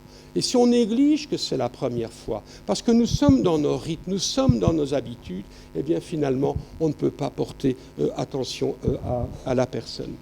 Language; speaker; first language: French; native; French